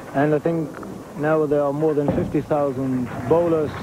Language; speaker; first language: English; non-native, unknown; German